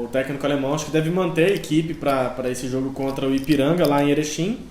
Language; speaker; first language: Portuguese; native; Portuguese